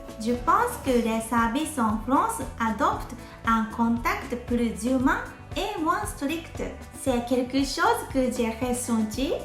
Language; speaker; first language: French; non-native, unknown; Japanese